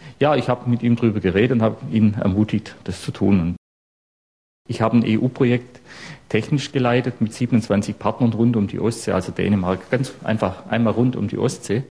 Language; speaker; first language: German; native; German